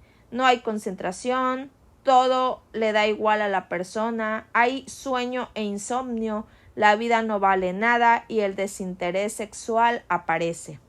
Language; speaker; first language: Spanish; native; Spanish